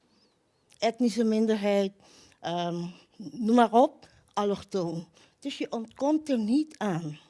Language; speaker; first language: Dutch; non-native, local second language; Papiamento